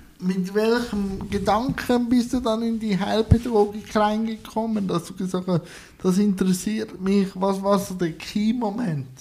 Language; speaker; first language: German; native; German